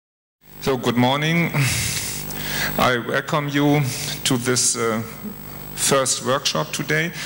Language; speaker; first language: English; non-native, learner; German